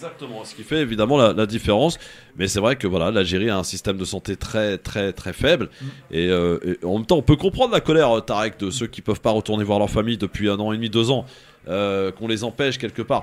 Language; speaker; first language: French; native; French